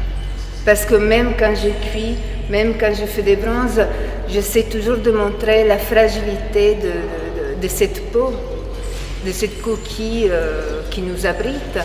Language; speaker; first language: French; non-native, fluent; Italian